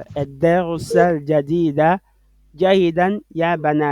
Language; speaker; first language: Arabic; non-native, fluent; French